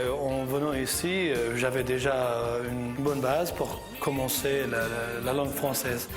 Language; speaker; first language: French; non-native, fluent; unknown